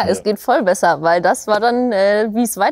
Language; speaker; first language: German; native; German